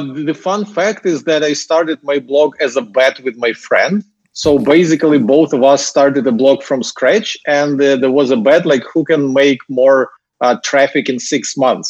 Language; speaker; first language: English; non-native, fluent; Russian